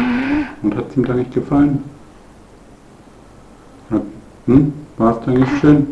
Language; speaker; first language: German; native; German